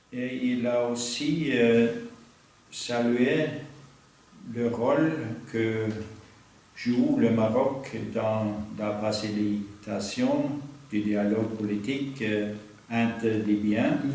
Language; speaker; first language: French; non-native, fluent; Norwegian